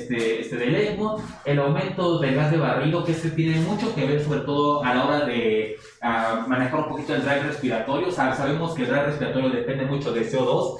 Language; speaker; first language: Spanish; native; Spanish